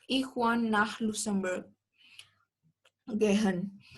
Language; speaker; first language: German; non-native, learner; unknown